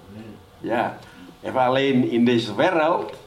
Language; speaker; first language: Dutch; non-native, learner; Indonesian